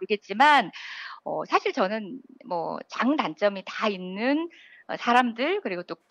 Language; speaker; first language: Korean; native; Korean